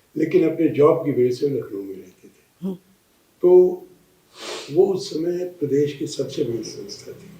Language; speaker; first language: Hindi; native; Hindi